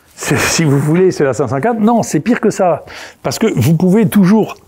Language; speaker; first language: French; native; French